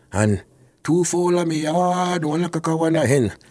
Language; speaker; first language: English; non-native, local second language; Jamaican Creole English